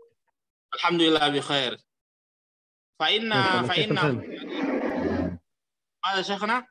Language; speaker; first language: Arabic; non-native, learner; Indonesian